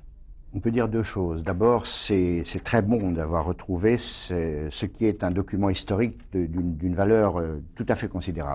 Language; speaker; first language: French; native; French